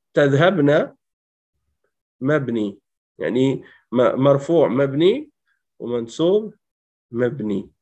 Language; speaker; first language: Arabic; non-native, fluent; French